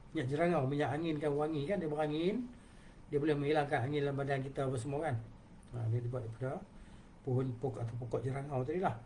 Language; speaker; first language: Malay; native; Malay